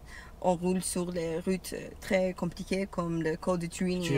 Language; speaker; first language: French; non-native, learner; English